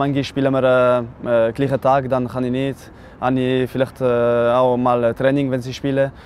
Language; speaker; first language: German; non-native, local second language; French